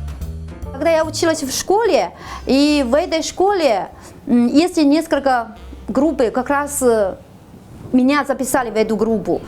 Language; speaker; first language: Russian; non-native, fluent; Chinese